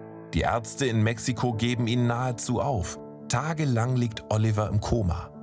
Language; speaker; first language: German; native; German